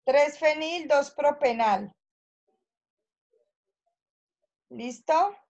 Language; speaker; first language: Spanish; native; Spanish